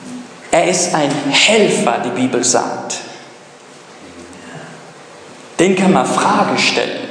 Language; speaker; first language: German; non-native, fluent; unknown